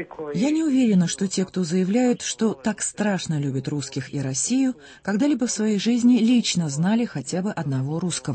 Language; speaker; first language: Russian; early bilingual, heritage; Russian